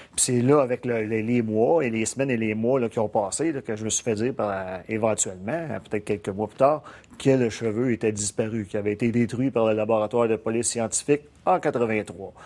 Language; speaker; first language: French; native; French